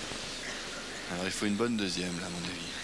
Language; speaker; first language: French; native; French